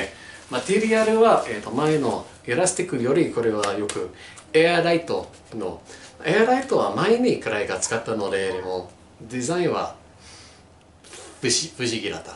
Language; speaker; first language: Japanese; non-native, learner; English